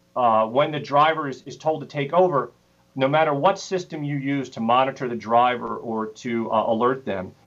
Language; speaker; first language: English; native; English